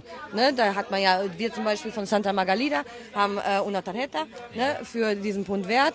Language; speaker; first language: German; native; German